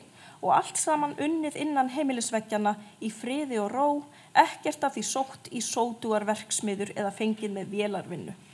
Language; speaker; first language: Icelandic; native; Icelandic